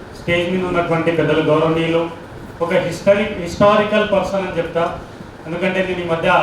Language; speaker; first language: Telugu; non-native, local second language; Lambadi